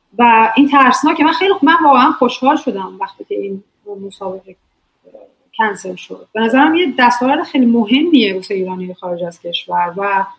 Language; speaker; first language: Persian; native; Persian